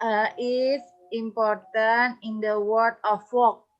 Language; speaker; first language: English; non-native, learner; Indonesian